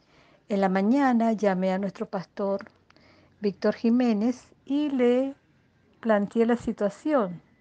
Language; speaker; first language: Spanish; native; Spanish